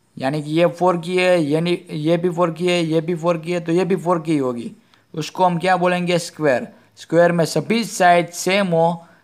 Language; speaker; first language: Hindi; non-native, local second language; Gujarati